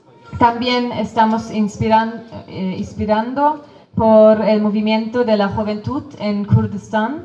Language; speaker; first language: Spanish; non-native, fluent; Kurdish